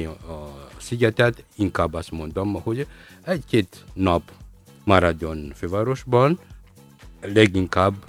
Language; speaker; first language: Hungarian; non-native, fluent; Malagasy